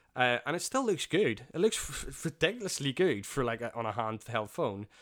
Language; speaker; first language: English; native; English